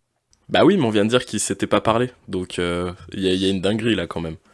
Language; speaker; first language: French; native; French